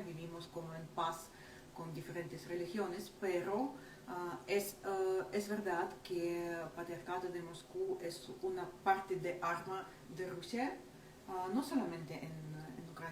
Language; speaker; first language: Spanish; non-native, fluent; Ukrainian